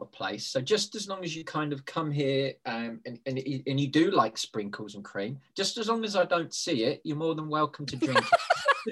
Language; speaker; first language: English; native; English